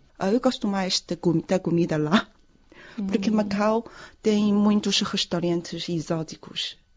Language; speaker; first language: Portuguese; non-native, fluent; Chinese